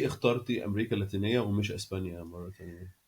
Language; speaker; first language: Arabic; native; Arabic